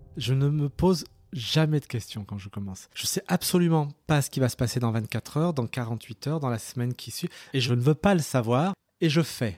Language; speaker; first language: French; early bilingual, other home language; Arabic